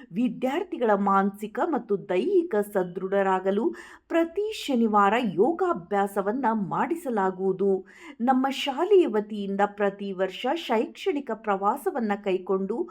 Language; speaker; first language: Kannada; native; Kannada